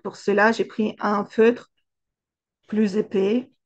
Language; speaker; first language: French; non-native, fluent; Russian